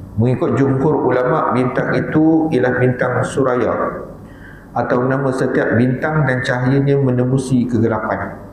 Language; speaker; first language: Malay; native; Malay